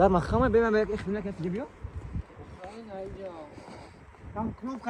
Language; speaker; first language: Russian; non-native, local second language; Tajik